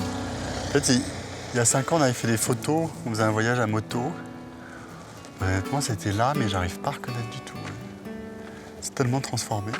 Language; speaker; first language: French; native; French